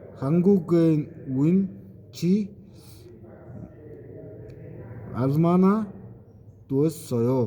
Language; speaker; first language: Korean; non-native, learner; Mongolian